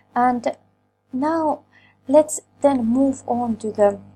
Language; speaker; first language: English; non-native, fluent; Finnish